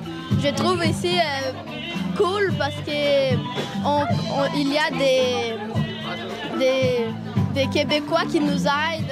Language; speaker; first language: French; non-native, learner; Portuguese